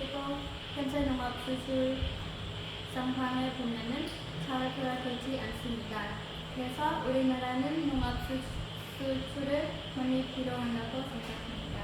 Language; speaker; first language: Korean; non-native, fluent; Khmer